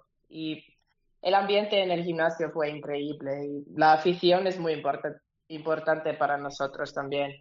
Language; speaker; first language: Spanish; non-native, learner; Finnish